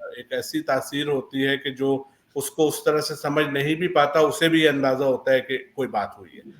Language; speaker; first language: Urdu; native; Urdu